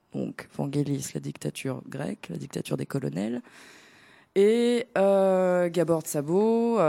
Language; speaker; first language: French; non-native, fluent; Greek